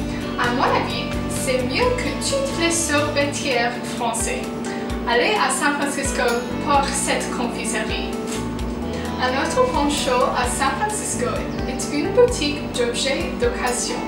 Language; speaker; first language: French; non-native, learner; English